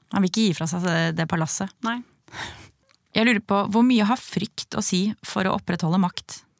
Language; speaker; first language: Norwegian; native; Norwegian